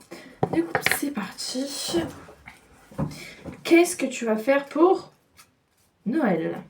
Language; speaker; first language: French; native; French